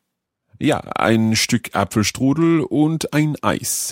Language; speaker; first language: German; non-native, learner; English